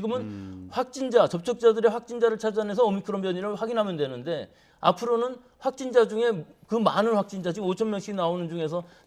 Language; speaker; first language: Korean; native; Korean